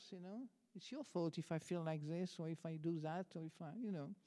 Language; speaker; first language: English; non-native, fluent; French